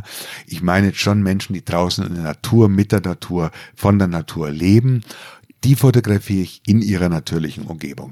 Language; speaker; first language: German; native; German